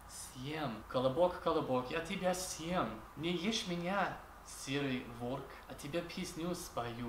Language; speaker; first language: Russian; non-native, learner; English